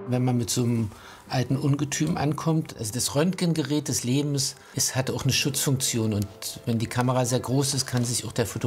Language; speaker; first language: German; native; German